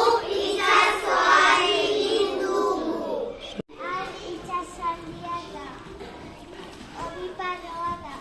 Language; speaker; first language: Basque; non-native, local second language; Spanish